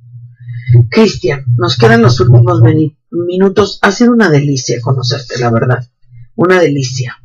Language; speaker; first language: Spanish; native; Spanish